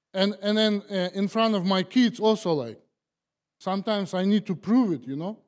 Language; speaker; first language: English; non-native, learner; Kazakh